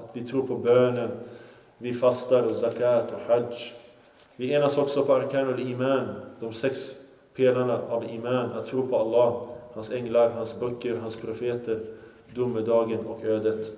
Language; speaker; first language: Swedish; non-native, local second language; Arabic